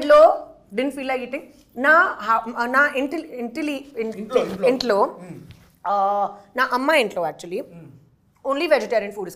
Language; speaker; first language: Telugu; non-native, local second language; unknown